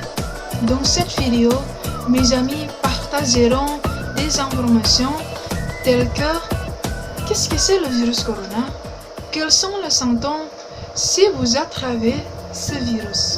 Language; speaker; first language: French; non-native, learner; Indonesian